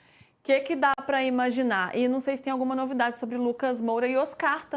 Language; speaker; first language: Portuguese; native; Portuguese